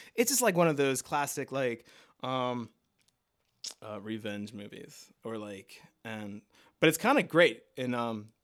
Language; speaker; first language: English; native; English